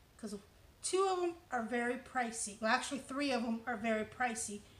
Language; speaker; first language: English; native; English